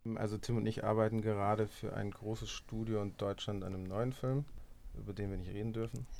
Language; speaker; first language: German; native; German